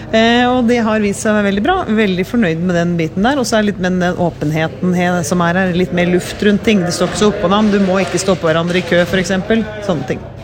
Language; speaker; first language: Norwegian; native; Norwegian